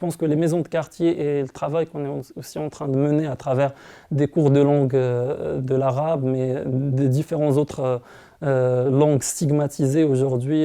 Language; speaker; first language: French; non-native, local second language; Arabic